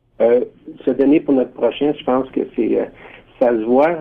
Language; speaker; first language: French; native; French